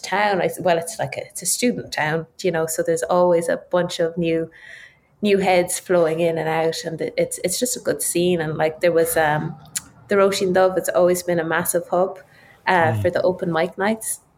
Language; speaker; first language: English; native; English